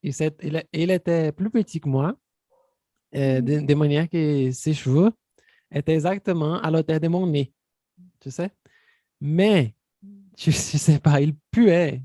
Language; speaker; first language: French; non-native, fluent; Portuguese